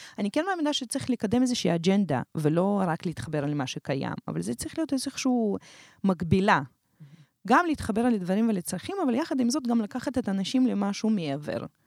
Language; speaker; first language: Hebrew; non-native, fluent; Russian